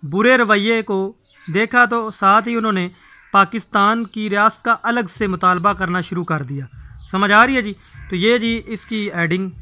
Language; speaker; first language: Urdu; native; Urdu